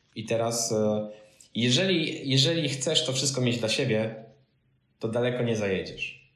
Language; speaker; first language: Polish; native; Polish